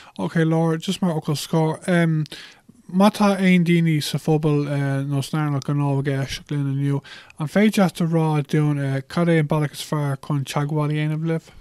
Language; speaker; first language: Irish; non-native, local second language; English